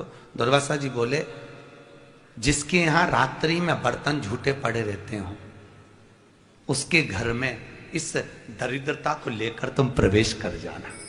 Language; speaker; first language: Hindi; native; Hindi